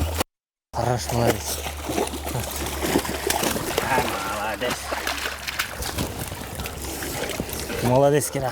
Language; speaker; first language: Russian; non-native, local second language; Kyrgyz